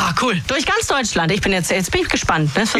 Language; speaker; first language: German; native; German